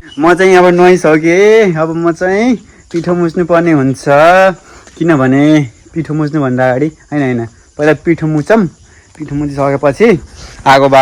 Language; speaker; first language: Nepali; non-native, local second language; Rana Tharu